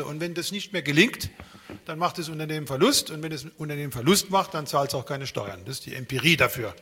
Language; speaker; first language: German; native; German